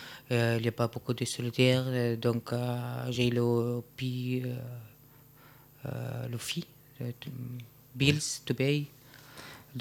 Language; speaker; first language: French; non-native, learner; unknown